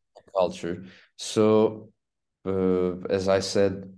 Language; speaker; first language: English; non-native, fluent; Turkish